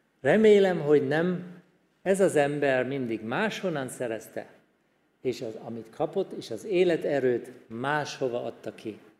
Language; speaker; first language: Hungarian; non-native, fluent; German